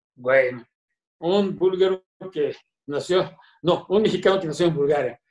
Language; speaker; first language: Spanish; non-native, fluent; Bulgarian